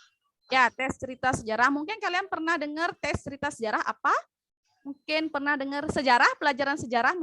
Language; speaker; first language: Indonesian; native; Indonesian